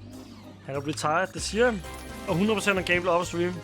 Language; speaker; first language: Danish; native; Danish